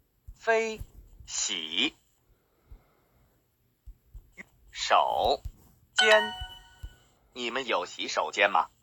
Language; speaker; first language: Chinese; non-native, learner; English